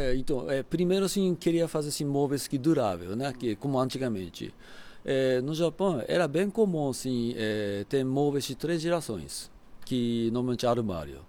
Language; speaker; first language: Portuguese; non-native, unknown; Japanese